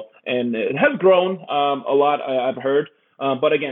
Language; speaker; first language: English; early bilingual, other home language; Korean